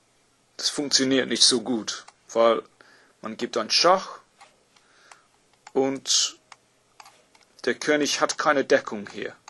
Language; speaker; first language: German; non-native, fluent; English